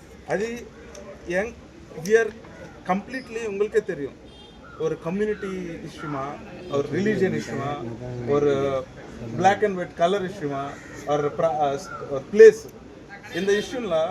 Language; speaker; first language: Tamil; non-native, local second language; Telugu